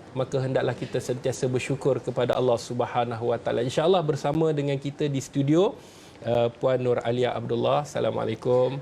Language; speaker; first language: Malay; native; Malay